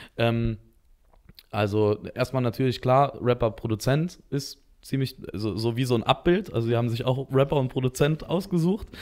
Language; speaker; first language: German; native; German